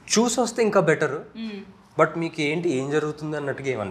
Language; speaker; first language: Telugu; native; Telugu